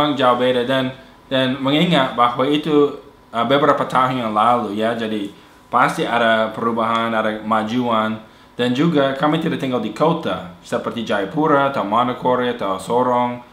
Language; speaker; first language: Indonesian; non-native, fluent; English